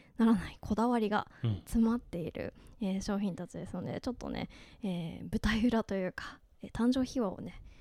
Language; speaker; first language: Japanese; native; Japanese